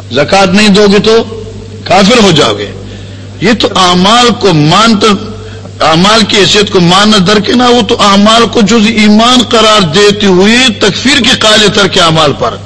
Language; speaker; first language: Urdu; non-native, local second language; Northern Hindko